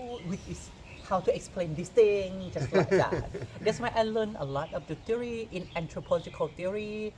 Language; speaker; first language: English; non-native, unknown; Thai